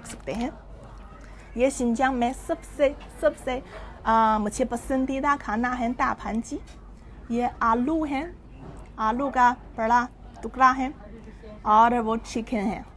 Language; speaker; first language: Hindi; non-native, fluent; Chinese